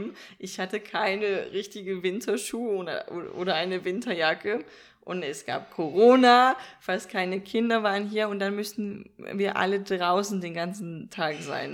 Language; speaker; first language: German; non-native, fluent; Danish